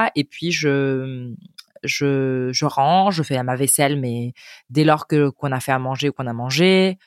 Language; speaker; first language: French; native; French